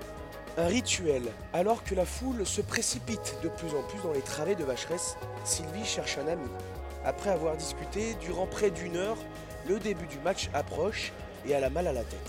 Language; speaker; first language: French; native; French